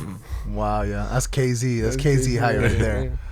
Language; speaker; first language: English; native; English